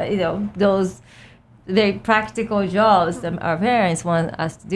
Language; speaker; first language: English; non-native, fluent; Japanese